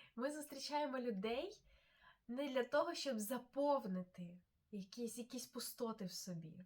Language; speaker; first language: Ukrainian; non-native, local second language; Russian